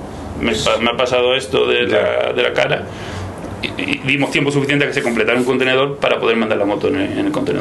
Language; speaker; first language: Spanish; native; Spanish